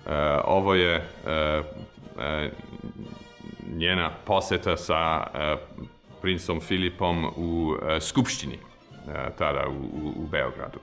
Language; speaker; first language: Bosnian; non-native, fluent; English